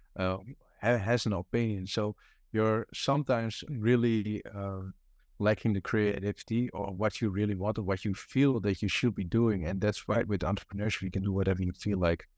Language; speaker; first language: English; non-native, fluent; Dutch